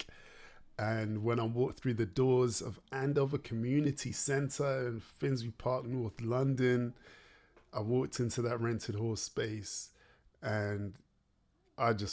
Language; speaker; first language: English; native; English